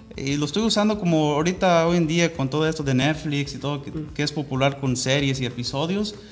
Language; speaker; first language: Spanish; early bilingual, heritage; Spanish